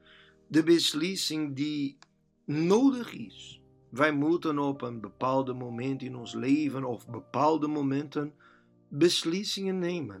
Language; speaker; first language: Dutch; non-native, learner; Portuguese